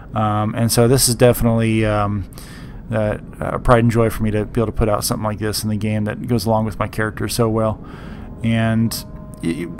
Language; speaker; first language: English; native; English